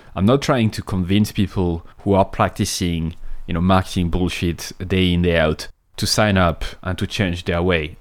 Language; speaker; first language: English; non-native, fluent; French